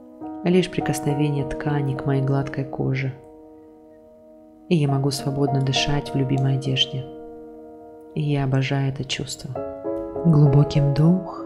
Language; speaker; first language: Russian; native; Russian